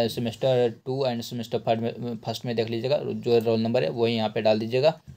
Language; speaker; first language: Hindi; native; Hindi